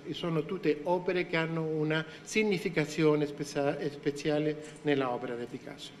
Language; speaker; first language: Italian; non-native, fluent; Spanish